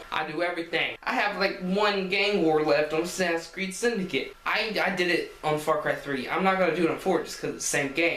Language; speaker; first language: English; native; English